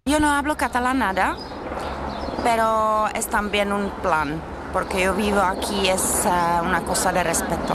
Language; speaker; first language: Spanish; non-native, fluent; Czech